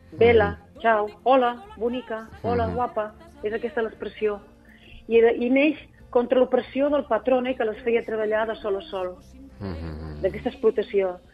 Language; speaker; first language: Catalan; native; Catalan